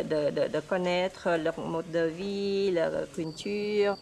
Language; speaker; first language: French; non-native, fluent; Vietnamese